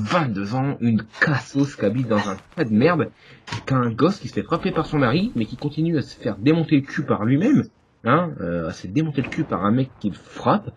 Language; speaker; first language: French; native; French